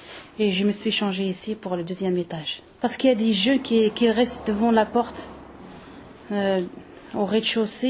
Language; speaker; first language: French; early bilingual, other home language; Arabic